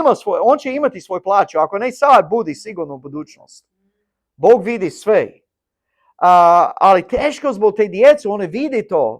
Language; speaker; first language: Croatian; non-native, learner; English